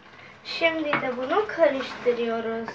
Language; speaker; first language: Turkish; non-native, learner; Urdu